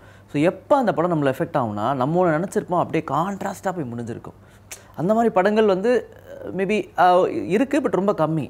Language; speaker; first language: Tamil; native; Tamil